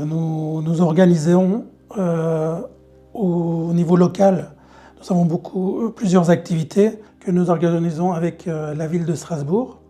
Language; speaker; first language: French; early bilingual, other home language; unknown